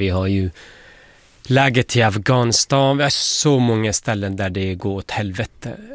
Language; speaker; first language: Swedish; non-native, fluent; Arabic